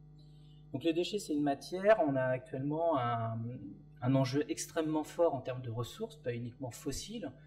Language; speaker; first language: French; native; French